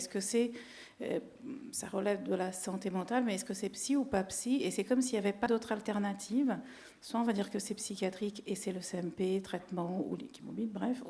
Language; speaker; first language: French; native; French